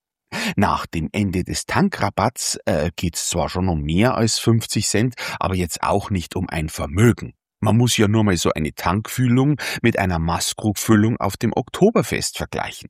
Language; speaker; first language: German; native; German